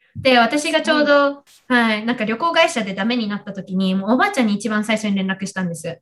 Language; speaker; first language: Japanese; native; Japanese